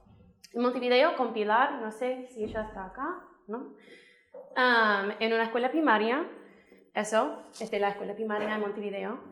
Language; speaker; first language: Spanish; non-native, fluent; English